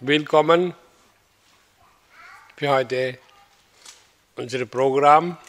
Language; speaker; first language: German; non-native, fluent; Hindi